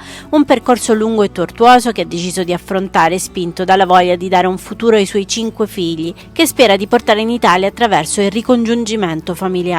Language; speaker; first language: Italian; native; Italian